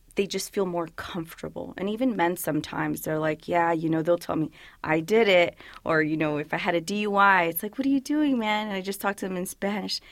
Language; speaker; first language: English; early bilingual, other home language; Spanish